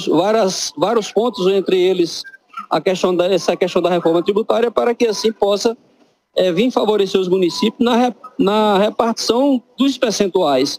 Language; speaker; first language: Portuguese; native; Portuguese